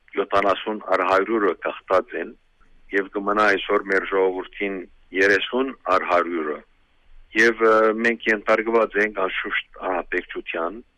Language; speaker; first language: Armenian; early bilingual, heritage; Armenian